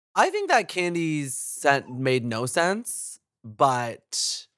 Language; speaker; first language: English; early bilingual, other home language; Hindi